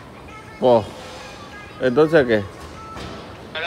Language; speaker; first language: Spanish; native; Spanish